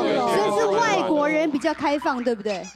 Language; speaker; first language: Chinese; native; Chinese